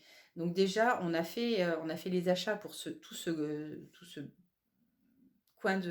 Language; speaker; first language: French; native; French